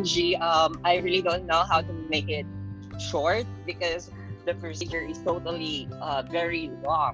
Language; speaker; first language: English; non-native, local second language; Filipino